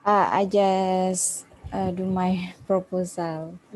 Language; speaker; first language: English; non-native, learner; Indonesian